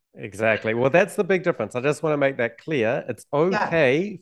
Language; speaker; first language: English; native; English